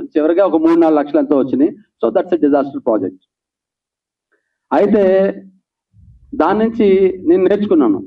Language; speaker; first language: Telugu; native; Telugu